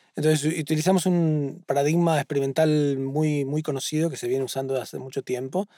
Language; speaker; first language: Spanish; native; Spanish